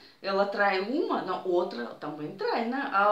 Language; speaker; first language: Portuguese; non-native, fluent; Russian